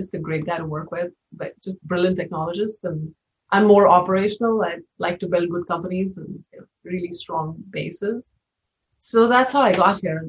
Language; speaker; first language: English; non-native, local second language; Hindi